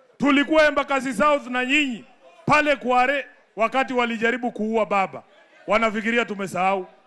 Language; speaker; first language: Swahili; non-native, local second language; Luyia